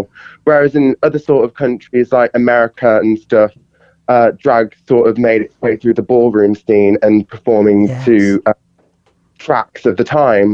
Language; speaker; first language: English; native; English